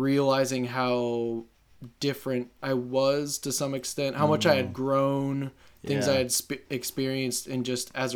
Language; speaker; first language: English; native; English